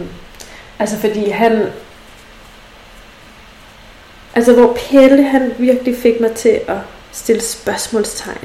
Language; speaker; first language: Danish; native; Danish